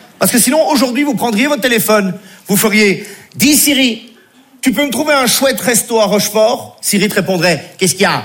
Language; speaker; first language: French; native; French